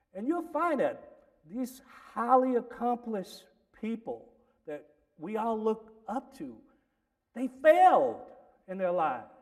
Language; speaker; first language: English; native; English